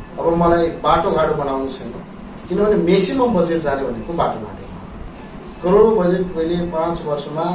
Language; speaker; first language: Nepali; non-native, local second language; Maithili